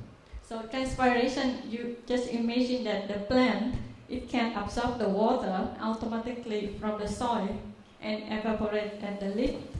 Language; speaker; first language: English; non-native, learner; Vietnamese